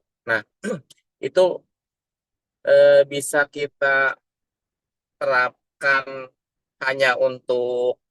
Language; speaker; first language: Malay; non-native, local second language; Sundanese